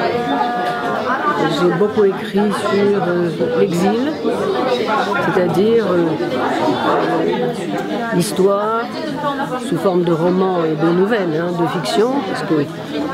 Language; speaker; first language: French; native; French